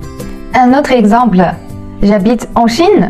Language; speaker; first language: French; non-native, fluent; Chinese